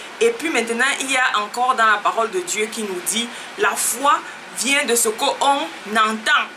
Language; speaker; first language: French; native; French